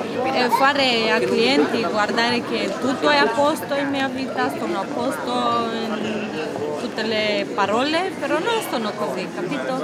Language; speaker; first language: Italian; non-native, learner; Romanian